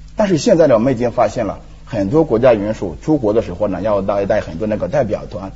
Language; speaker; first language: Chinese; non-native, fluent; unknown